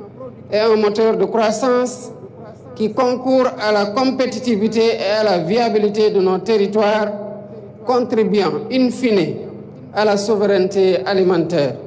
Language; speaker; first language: French; non-native, local second language; Wolof